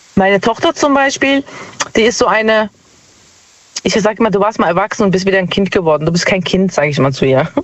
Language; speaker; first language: German; native; German